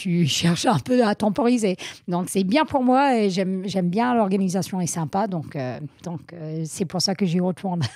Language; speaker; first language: French; non-native, fluent; English